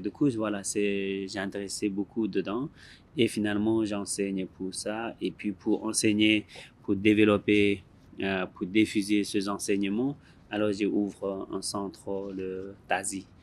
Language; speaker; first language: French; non-native, learner; Tibetan